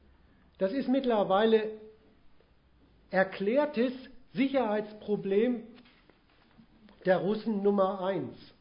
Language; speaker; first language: German; native; German